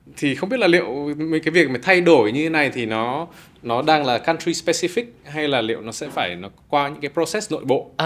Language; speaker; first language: Vietnamese; native; Vietnamese